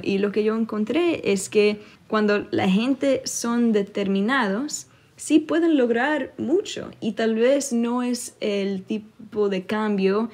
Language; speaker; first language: Spanish; early bilingual, heritage; Spanish